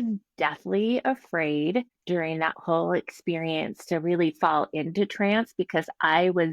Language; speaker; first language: English; native; English